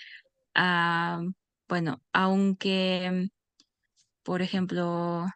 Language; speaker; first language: Spanish; non-native, fluent; Russian